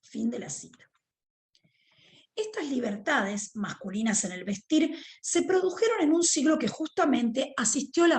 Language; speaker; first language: Spanish; native; Spanish